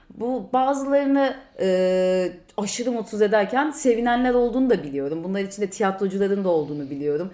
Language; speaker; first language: Turkish; native; Turkish